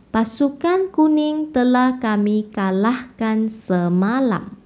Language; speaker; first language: Malay; non-native, local second language; Chinese